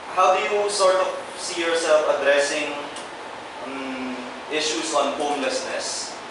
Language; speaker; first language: English; non-native, local second language; Filipino